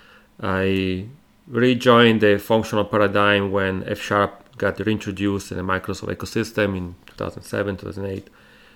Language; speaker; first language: English; non-native, fluent; Italian